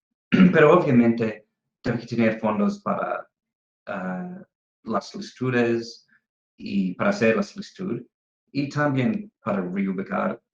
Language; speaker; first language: Spanish; non-native, fluent; English